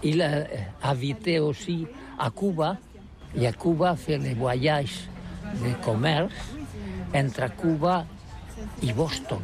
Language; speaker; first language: French; non-native, learner; Catalan